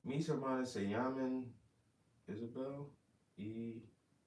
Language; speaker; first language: Spanish; non-native, learner; English